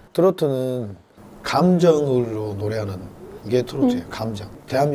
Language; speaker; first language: Korean; native; Korean